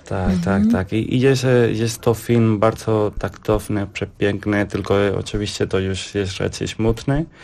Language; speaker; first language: Polish; non-native, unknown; Spanish